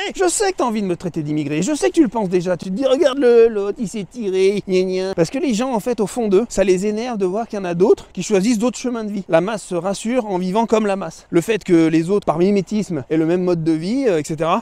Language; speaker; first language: French; native; French